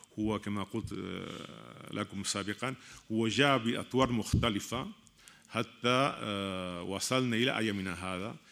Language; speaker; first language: Arabic; non-native, fluent; Catalan